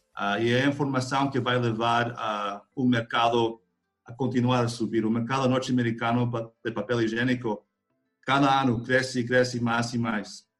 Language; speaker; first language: Portuguese; non-native, fluent; English